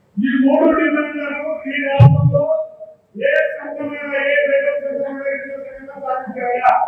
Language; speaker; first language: Telugu; non-native, local second language; Lambadi